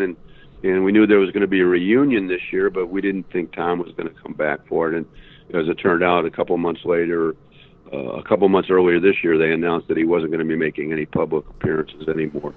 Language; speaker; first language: English; native; English